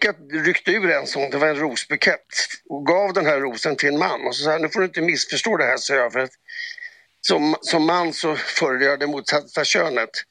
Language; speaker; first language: Swedish; native; Swedish